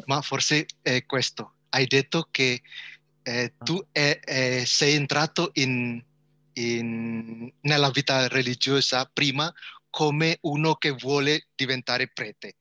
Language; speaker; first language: Italian; non-native, learner; Indonesian